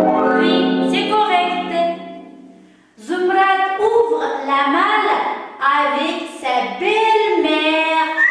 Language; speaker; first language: French; non-native, learner; Uzbek